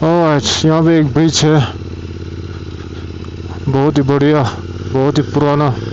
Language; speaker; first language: Hindi; non-native, local second language; Tibetan